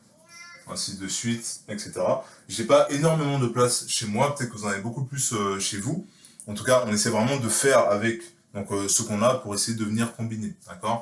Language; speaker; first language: French; native; French